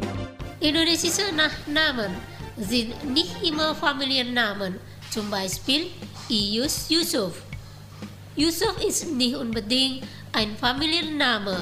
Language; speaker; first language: German; non-native, fluent; Indonesian